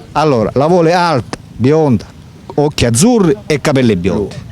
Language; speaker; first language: Italian; native; Italian